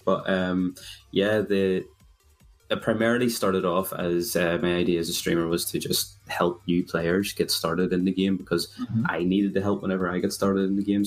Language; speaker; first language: English; native; English